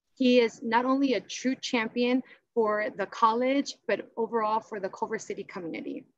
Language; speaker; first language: English; native; English